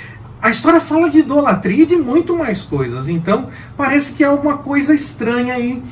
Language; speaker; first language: Portuguese; native; Portuguese